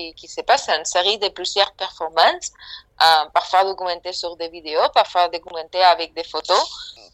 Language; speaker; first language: French; non-native, fluent; Spanish